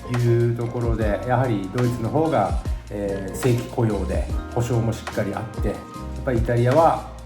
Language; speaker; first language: Japanese; native; Japanese